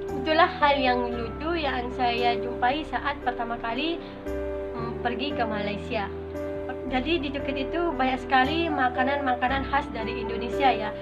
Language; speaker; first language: Indonesian; non-native, local second language; Madurese